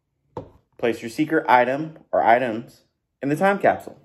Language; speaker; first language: English; native; English